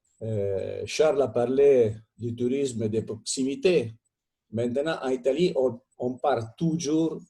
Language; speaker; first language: French; non-native, fluent; Italian